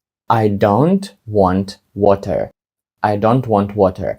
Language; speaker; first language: English; non-native, fluent; Ukrainian